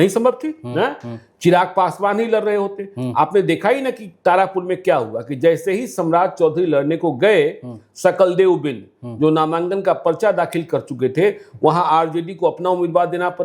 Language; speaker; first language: Hindi; native; Hindi